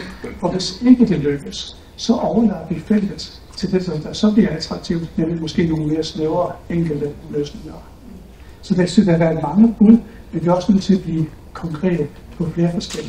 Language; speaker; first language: Danish; native; Danish